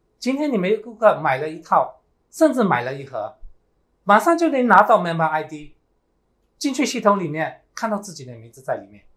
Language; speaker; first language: Chinese; early bilingual, heritage; Chinese